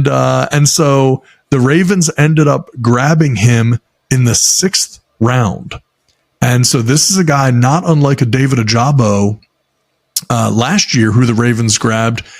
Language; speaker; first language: English; native; English